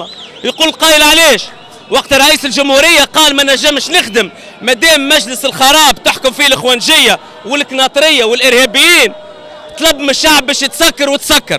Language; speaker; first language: Arabic; native; Arabic